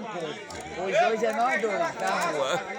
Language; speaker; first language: Portuguese; native; Portuguese